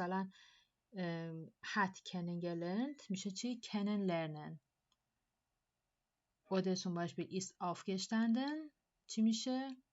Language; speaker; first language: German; non-native, fluent; Persian